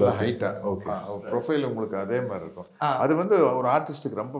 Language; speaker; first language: Tamil; native; Tamil